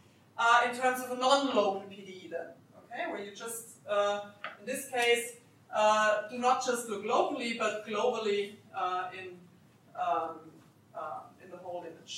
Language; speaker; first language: English; non-native, fluent; German